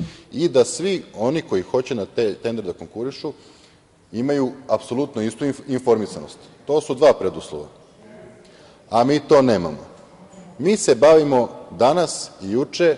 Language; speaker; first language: Serbian; native; Serbian